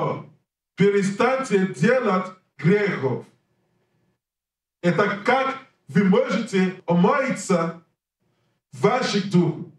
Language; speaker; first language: Russian; non-native, learner; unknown